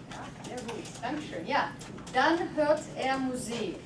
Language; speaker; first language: German; non-native, fluent; English